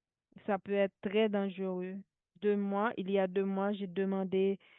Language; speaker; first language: French; non-native, local second language; Haitian Creole